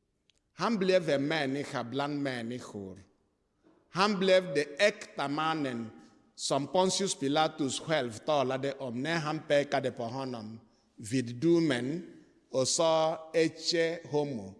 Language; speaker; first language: Swedish; non-native, fluent; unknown